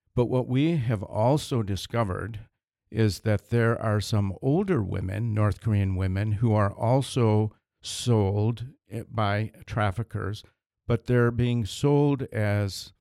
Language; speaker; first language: English; native; English